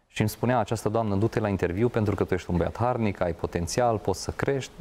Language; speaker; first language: Romanian; non-native, local second language; Hungarian